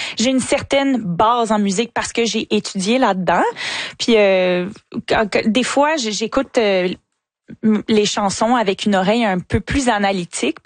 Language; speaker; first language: French; native; French